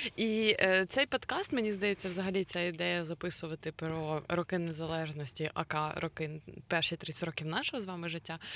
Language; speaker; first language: Ukrainian; non-native, local second language; Russian